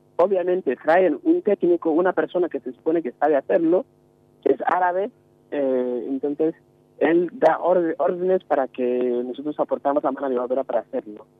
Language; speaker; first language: Spanish; non-native, fluent; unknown